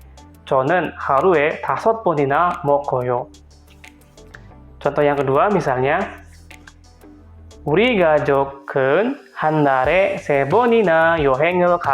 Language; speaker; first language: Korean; non-native, fluent; Indonesian